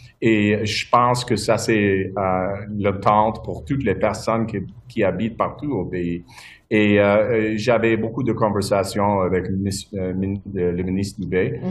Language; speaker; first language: French; non-native, local second language; English